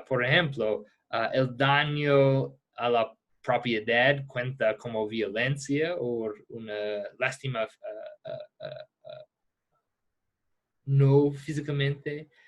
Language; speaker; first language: Spanish; non-native, fluent; English